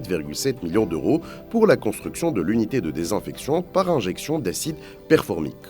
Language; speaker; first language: French; native; French